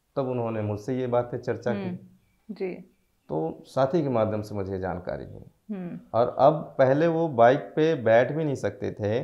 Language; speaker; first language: Hindi; native; Hindi